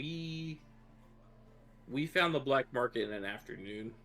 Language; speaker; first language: English; native; English